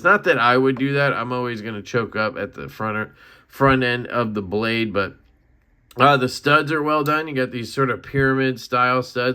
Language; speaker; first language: English; native; English